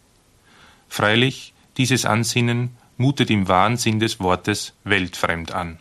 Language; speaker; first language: German; native; German